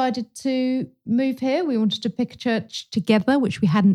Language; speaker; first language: English; native; English